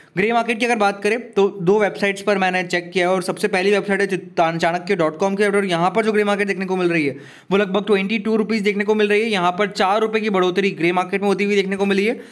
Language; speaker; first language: Hindi; native; Hindi